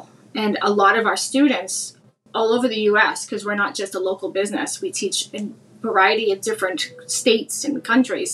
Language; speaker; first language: English; native; English